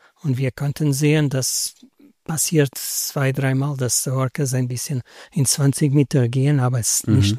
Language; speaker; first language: German; non-native, learner; Portuguese